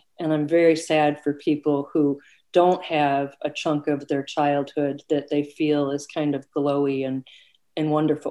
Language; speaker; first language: English; native; English